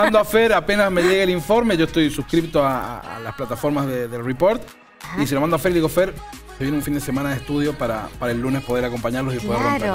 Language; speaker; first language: Spanish; native; Spanish